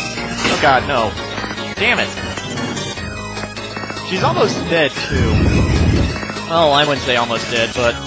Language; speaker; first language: English; native; English